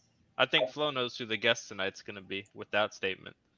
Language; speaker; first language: English; native; English